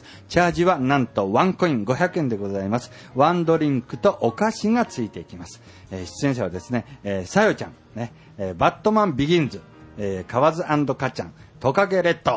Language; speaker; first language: Japanese; native; Japanese